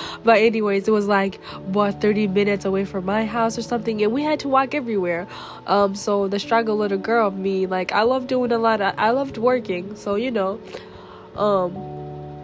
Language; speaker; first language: English; early bilingual, other home language; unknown